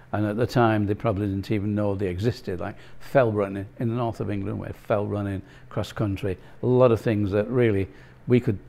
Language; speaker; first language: English; native; English